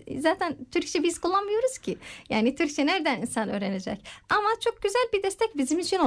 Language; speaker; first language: Turkish; non-native, fluent; Arabic